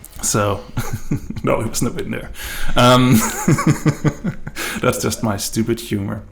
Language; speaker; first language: English; native; English